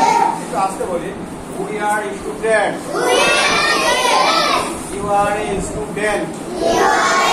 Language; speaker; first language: English; non-native, learner; Bangla